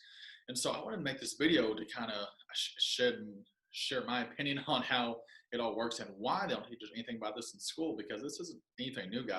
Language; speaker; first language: English; native; English